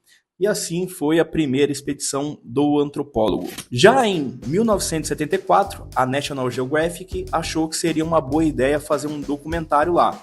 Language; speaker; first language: Portuguese; native; Portuguese